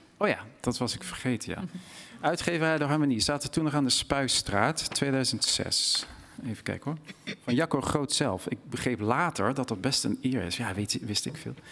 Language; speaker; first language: Dutch; native; Dutch